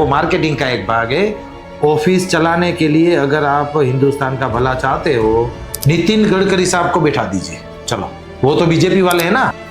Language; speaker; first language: Hindi; non-native, local second language; Gujarati